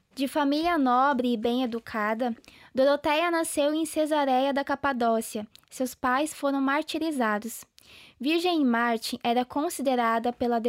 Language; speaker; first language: Portuguese; native; Portuguese